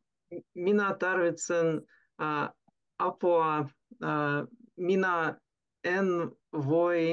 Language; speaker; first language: Finnish; non-native, learner; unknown